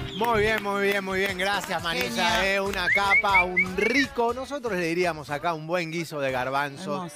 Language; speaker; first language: Spanish; native; Spanish